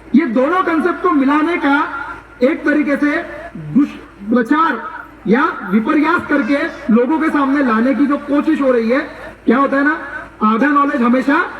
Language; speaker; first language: Hindi; non-native, local second language; Marathi